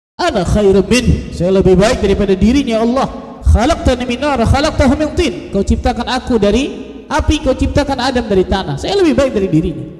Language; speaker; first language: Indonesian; native; Indonesian